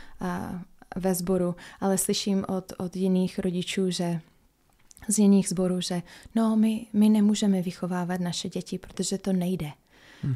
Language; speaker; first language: Czech; non-native, fluent; English